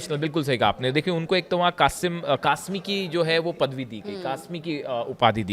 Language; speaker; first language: Hindi; native; Hindi